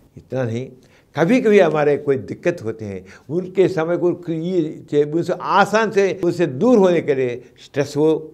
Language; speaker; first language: Hindi; non-native, local second language; Telugu